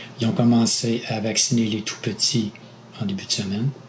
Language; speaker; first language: French; native; French